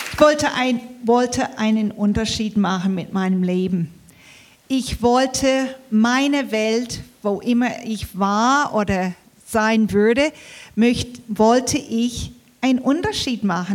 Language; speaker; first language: German; early bilingual, heritage; English